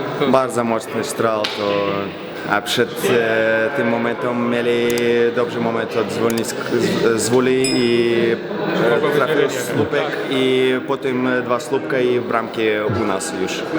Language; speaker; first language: Polish; non-native, learner; Belarusian